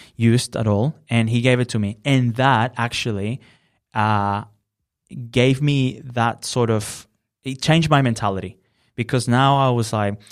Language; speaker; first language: English; non-native, fluent; Spanish